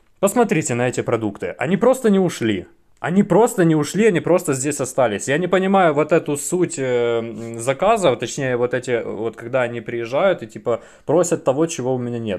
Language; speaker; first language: Russian; native; Russian